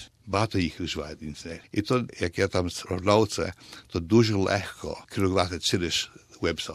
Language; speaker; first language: Ukrainian; early bilingual, heritage; Ukrainian